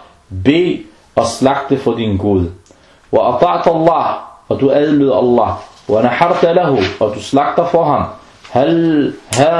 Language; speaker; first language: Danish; non-native, fluent; Arabic